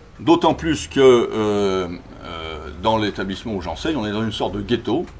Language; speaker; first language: French; native; French